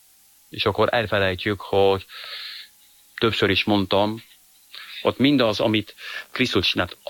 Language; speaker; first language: Hungarian; non-native, fluent; French